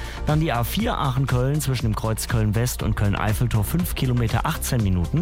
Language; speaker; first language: German; native; German